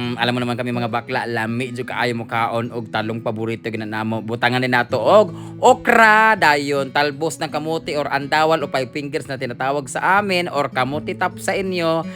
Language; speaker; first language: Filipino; non-native, local second language; Cebuano